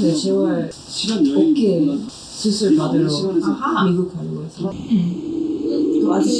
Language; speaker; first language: Korean; non-native, learner; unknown